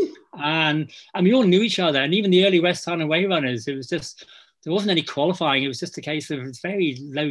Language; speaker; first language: English; native; English